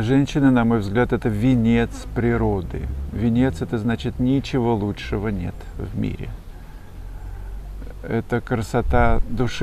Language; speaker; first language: Russian; native; Russian